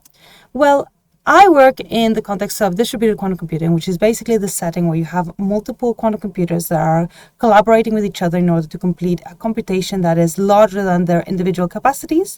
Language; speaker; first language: English; non-native, fluent; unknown